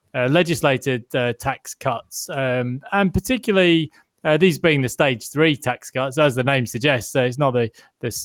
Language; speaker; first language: English; native; English